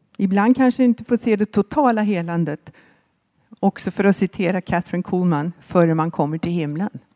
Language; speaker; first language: Swedish; native; Swedish